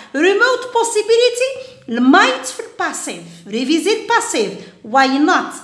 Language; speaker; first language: English; non-native, fluent; Arabic